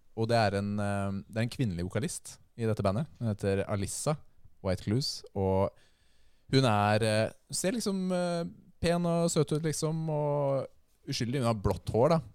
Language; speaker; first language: Norwegian; native; Norwegian